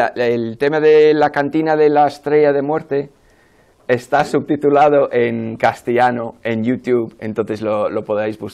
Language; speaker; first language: Spanish; non-native, fluent; English